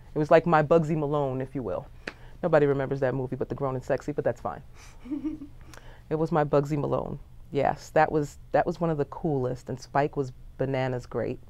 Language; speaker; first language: English; native; English